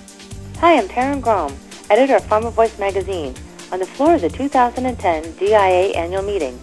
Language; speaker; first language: English; native; English